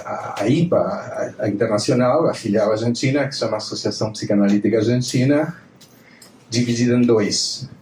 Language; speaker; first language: Portuguese; non-native, fluent; Spanish